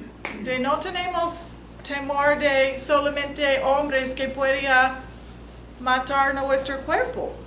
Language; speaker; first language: Spanish; non-native, learner; English